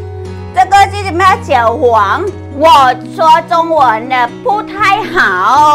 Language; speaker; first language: Chinese; non-native, learner; Thai